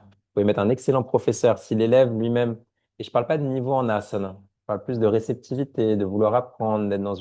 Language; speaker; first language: French; native; French